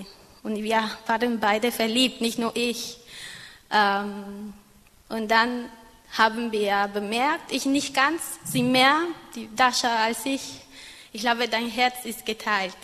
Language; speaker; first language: German; non-native, fluent; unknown